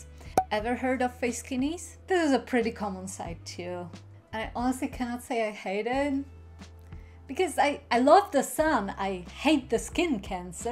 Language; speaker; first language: English; non-native, fluent; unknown